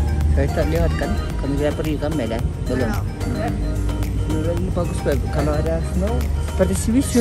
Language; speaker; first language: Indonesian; non-native, learner; Turkish